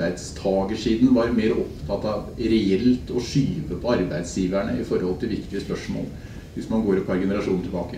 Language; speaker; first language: Norwegian; native; Norwegian